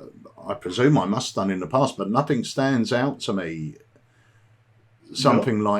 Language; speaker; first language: English; native; English